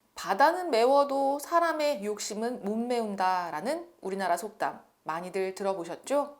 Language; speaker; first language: Korean; native; Korean